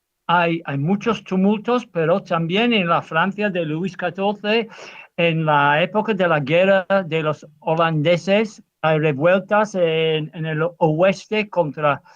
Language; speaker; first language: Spanish; non-native, learner; English